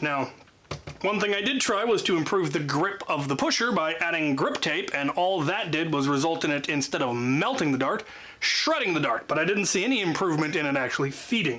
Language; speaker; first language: English; native; English